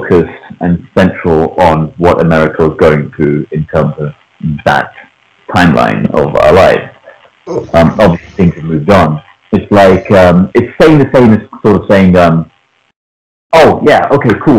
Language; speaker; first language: English; non-native, local second language; Punjabi